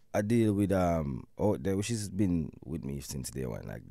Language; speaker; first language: English; non-native, local second language; Jamaican Creole English